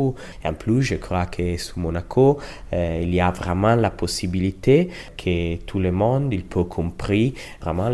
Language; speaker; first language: French; non-native, learner; Italian